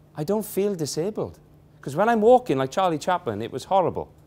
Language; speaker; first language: English; native; English